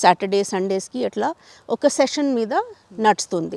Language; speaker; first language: Telugu; non-native, fluent; Hindi